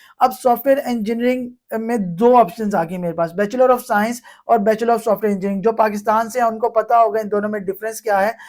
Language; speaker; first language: Urdu; non-native, local second language; Punjabi